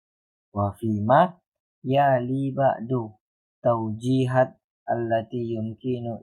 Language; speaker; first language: Arabic; non-native, learner; Indonesian